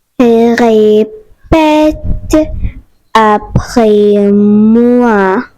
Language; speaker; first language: French; non-native, fluent; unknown